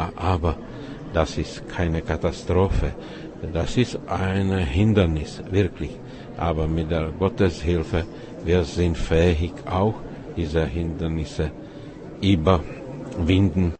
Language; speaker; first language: German; non-native, fluent; Czech